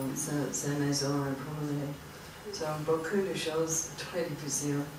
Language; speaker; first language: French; non-native, learner; English